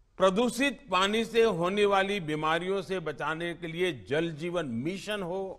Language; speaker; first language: Hindi; non-native, local second language; Gujarati